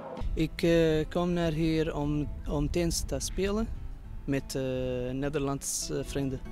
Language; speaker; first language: Dutch; non-native, learner; Arabic